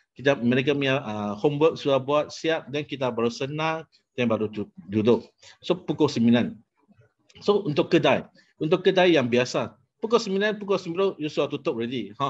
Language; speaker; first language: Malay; non-native, local second language; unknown